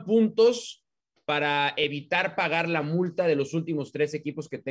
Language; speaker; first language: Spanish; native; Spanish